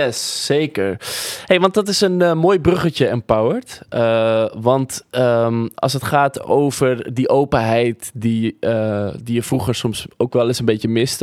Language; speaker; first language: Dutch; native; Dutch